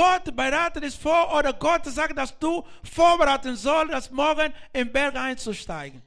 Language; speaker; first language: German; non-native, learner; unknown